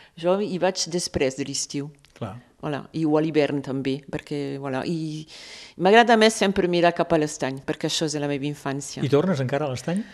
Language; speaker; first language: Catalan; non-native, local second language; French